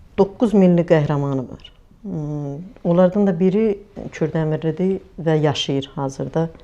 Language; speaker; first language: Azerbaijani; native; Azerbaijani